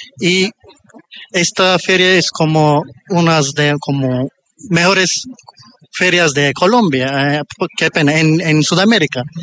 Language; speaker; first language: Spanish; non-native, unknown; Turkish